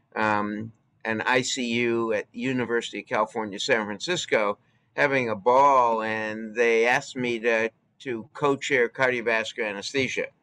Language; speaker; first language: English; native; English